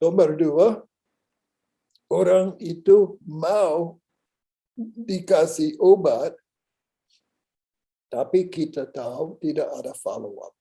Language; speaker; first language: Indonesian; non-native, learner; English